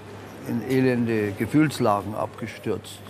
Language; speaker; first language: German; native; German